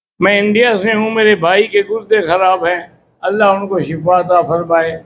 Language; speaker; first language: Urdu; native; Urdu